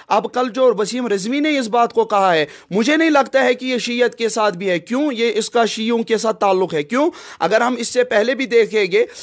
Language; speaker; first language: Hindi; non-native, local second language; Kashmiri